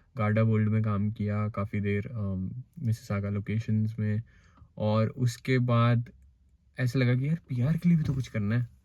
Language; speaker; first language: Hindi; native; Hindi